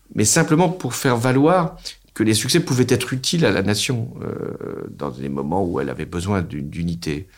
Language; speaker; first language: French; native; French